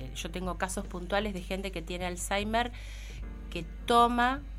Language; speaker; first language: Spanish; native; Spanish